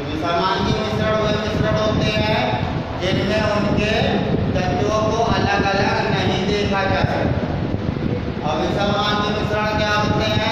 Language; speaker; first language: Hindi; native; Hindi